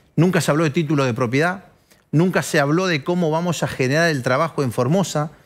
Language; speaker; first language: Spanish; native; Spanish